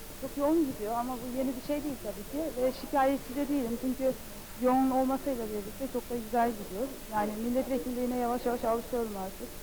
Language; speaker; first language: Turkish; early bilingual, heritage; Turkish